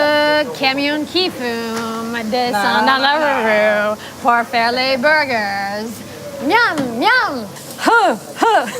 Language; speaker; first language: French; non-native, fluent; English